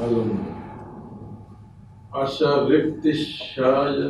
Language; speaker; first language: Arabic; non-native, learner; Urdu